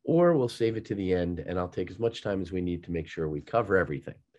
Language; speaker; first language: English; native; English